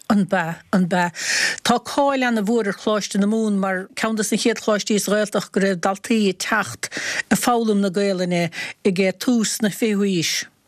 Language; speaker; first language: Irish; native; Irish